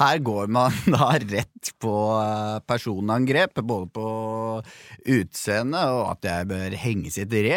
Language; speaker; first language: Norwegian; native; Norwegian